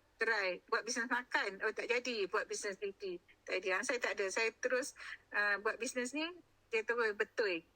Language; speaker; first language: Malay; native; Malay